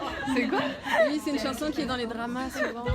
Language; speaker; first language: French; native; French